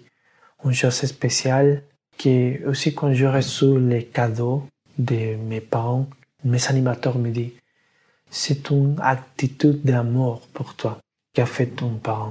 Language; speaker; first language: French; non-native, learner; Spanish